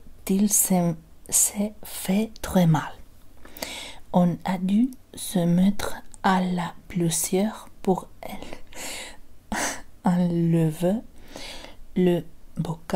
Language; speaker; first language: French; non-native, learner; Spanish